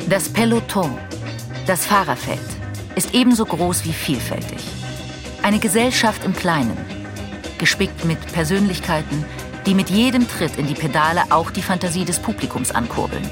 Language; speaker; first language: German; native; German